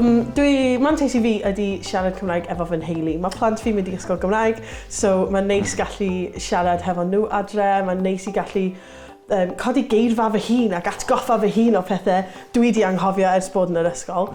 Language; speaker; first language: Welsh; non-native, local second language; English